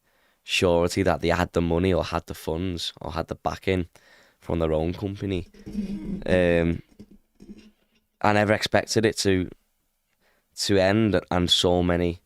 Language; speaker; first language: English; native; English